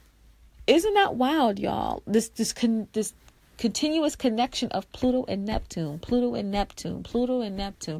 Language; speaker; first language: English; native; English